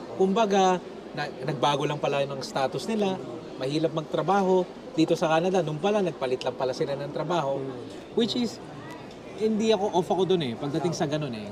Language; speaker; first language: Filipino; non-native, local second language; Pampanga